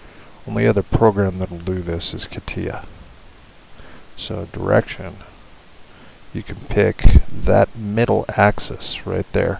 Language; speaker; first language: English; native; English